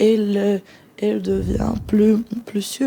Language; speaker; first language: French; non-native, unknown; Russian